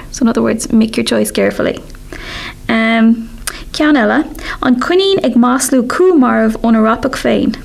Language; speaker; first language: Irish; non-native, local second language; English